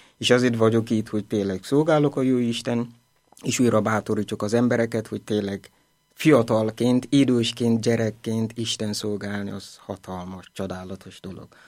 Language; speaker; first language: Hungarian; non-native, learner; Igbo